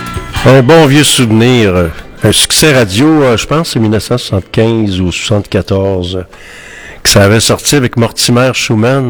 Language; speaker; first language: French; native; French